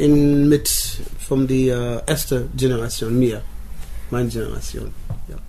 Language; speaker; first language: German; non-native, learner; English